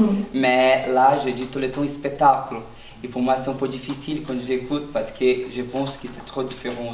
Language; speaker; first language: French; non-native, fluent; Portuguese